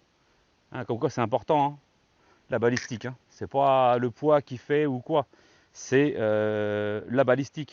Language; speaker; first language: French; native; French